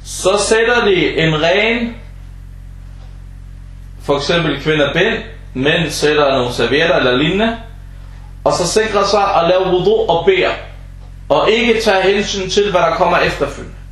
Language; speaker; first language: Danish; non-native, fluent; Arabic